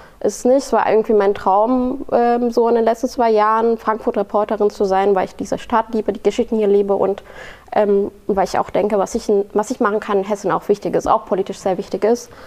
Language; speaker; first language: German; non-native, fluent; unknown